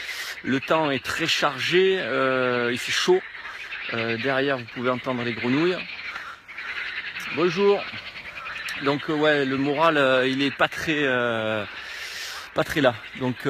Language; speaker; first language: French; native; French